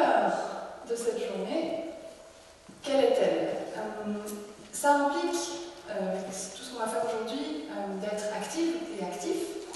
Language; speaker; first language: French; native; French